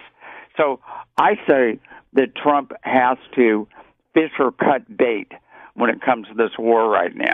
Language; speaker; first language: English; native; English